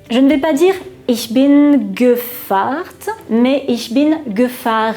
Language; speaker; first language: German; non-native, fluent; French